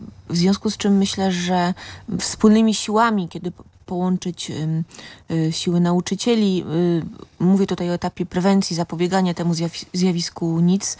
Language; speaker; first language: Polish; native; Polish